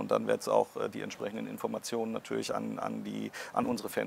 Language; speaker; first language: German; native; German